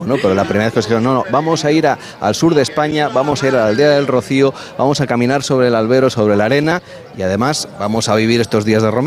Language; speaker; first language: Spanish; native; Spanish